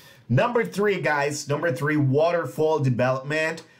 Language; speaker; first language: English; non-native, fluent; Spanish